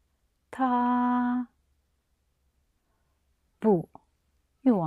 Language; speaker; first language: Chinese; non-native, learner; English